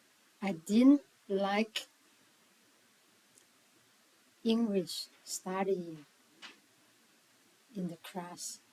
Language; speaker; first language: English; non-native, learner; Thai